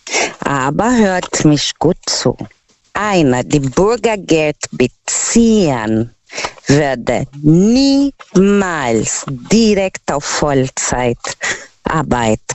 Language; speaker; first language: German; non-native, learner; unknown